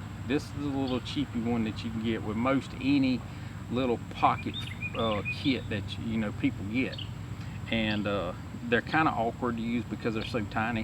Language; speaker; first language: English; native; English